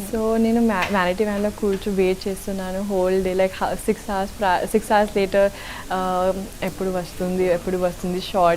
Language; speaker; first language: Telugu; non-native, local second language; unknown